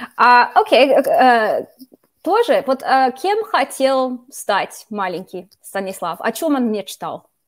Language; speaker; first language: Russian; non-native, fluent; English